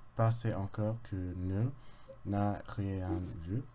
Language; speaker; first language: French; non-native, learner; English